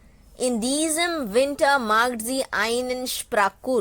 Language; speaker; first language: German; non-native, fluent; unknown